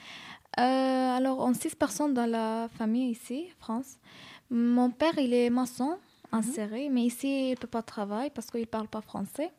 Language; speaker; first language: French; non-native, learner; Arabic